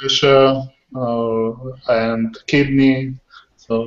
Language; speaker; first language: English; non-native, learner; Polish